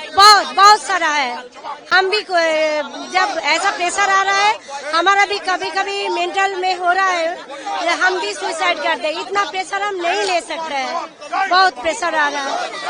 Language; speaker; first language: Hindi; non-native, local second language; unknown